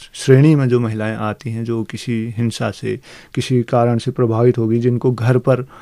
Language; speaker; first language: Hindi; native; Hindi